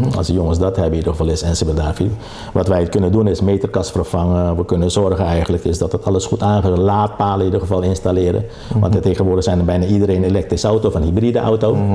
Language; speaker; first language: Dutch; early bilingual, other home language; Caribbean Hindustani